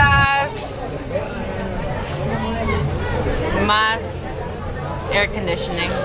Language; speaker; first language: Spanish; non-native, learner; English